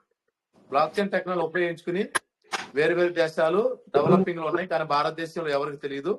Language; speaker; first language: Telugu; native; Telugu